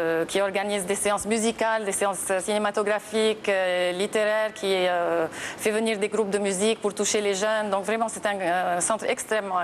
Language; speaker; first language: French; non-native, local second language; Arabic